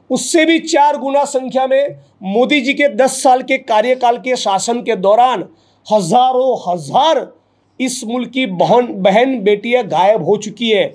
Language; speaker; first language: Hindi; non-native, local second language; Gujarati